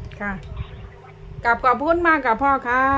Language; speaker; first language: Thai; non-native, local second language; Lao